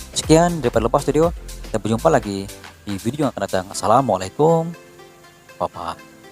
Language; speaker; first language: Malay; native; Malay